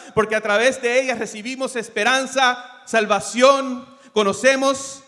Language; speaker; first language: Spanish; early bilingual, other home language; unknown